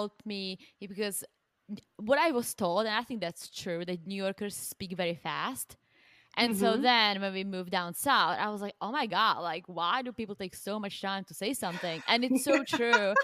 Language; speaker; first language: English; non-native, fluent; Czech